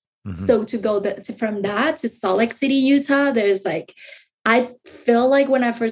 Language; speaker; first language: English; non-native, fluent; Vietnamese